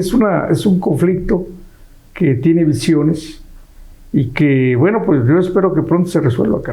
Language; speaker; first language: Spanish; native; Spanish